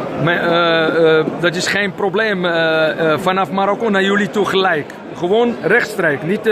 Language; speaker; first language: Dutch; non-native, learner; Arabic